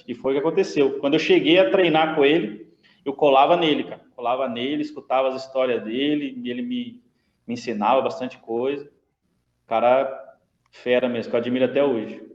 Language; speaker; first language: Portuguese; native; Portuguese